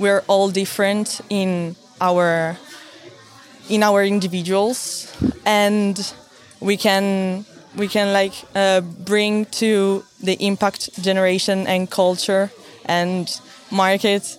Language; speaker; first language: English; non-native, fluent; Italian